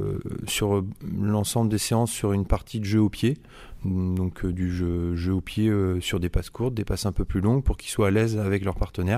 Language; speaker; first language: French; native; French